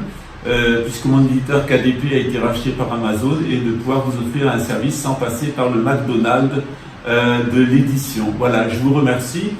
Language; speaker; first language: French; native; French